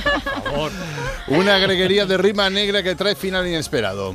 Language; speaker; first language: Spanish; native; Spanish